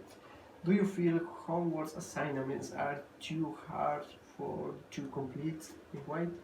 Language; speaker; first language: English; non-native, learner; Spanish